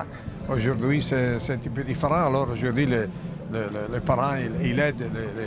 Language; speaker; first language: French; non-native, fluent; Italian